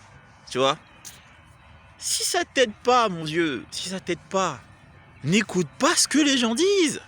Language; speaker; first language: French; native; French